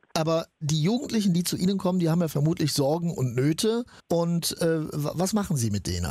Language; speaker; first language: German; native; German